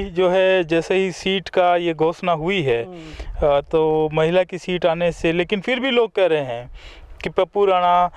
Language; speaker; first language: Hindi; native; Hindi